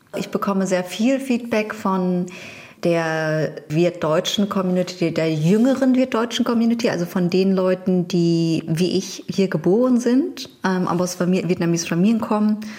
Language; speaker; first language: German; early bilingual, other home language; Vietnamese